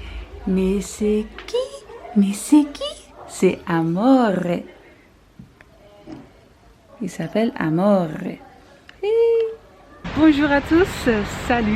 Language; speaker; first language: French; non-native, learner; Dutch